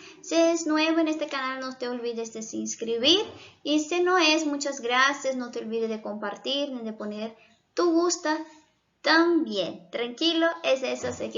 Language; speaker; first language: Spanish; non-native, fluent; Portuguese